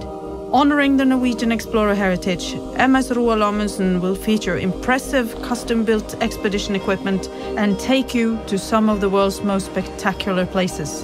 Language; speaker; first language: English; non-native, fluent; Norwegian